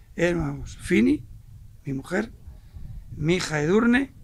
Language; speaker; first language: Spanish; native; Spanish